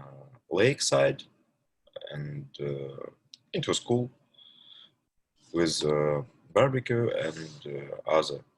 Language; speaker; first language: English; non-native, learner; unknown